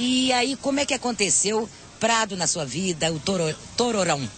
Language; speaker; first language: Portuguese; native; Portuguese